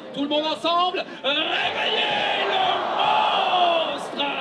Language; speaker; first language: French; native; French